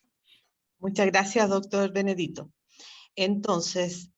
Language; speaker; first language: Spanish; native; Spanish